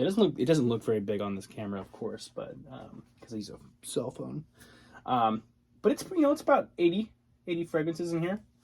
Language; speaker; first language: English; native; English